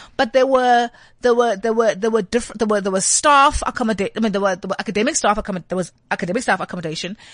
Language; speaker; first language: English; non-native, local second language; Xhosa